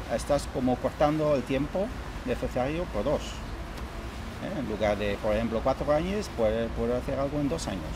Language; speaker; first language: Spanish; non-native, fluent; Dutch